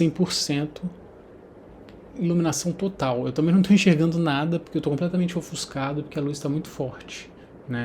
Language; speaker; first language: Portuguese; native; Portuguese